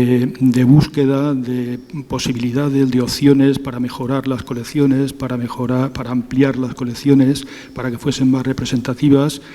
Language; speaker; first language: Spanish; native; Spanish